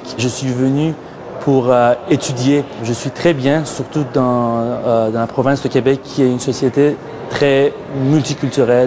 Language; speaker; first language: French; non-native, fluent; Persian